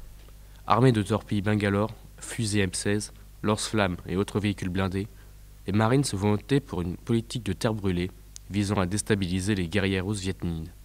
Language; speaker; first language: French; native; French